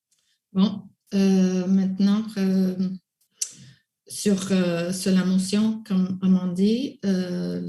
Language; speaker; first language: French; non-native, local second language; English